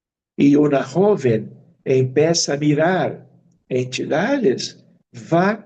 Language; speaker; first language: Spanish; non-native, fluent; Portuguese